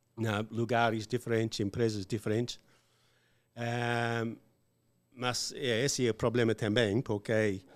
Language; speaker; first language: Portuguese; non-native, learner; English